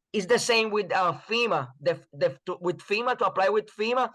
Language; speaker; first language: English; non-native, fluent; Spanish